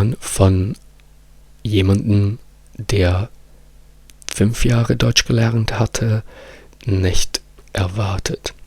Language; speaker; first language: German; non-native, fluent; Italian